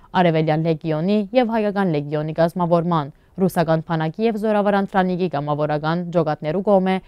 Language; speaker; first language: Armenian; early bilingual, heritage; Armenian